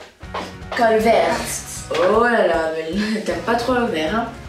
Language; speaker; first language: French; early bilingual, other home language; Russian